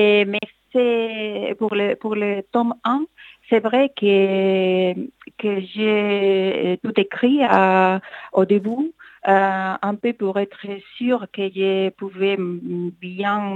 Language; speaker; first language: French; non-native, fluent; Spanish